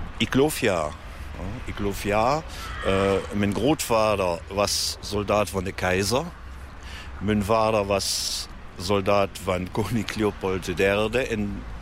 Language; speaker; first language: Dutch; non-native, local second language; German